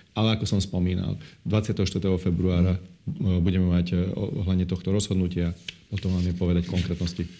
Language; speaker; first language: Slovak; non-native, local second language; Hungarian